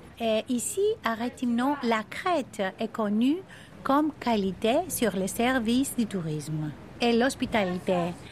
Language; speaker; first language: French; non-native, fluent; Greek